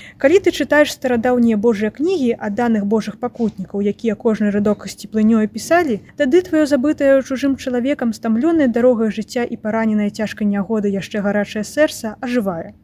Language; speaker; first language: Belarusian; non-native, local second language; Russian